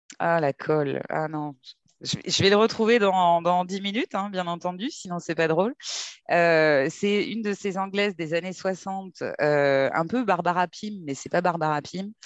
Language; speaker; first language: French; native; French